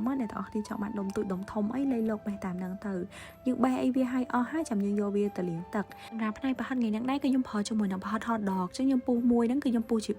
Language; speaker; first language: Khmer; native; Khmer